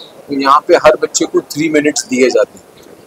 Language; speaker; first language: Hindi; native; Hindi